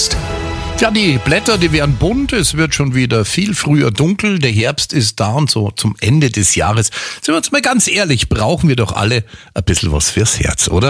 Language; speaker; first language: German; native; German